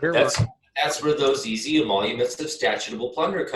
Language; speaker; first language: English; native; English